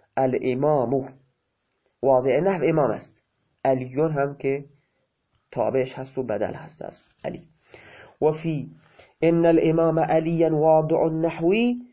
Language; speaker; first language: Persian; non-native, local second language; Baluchi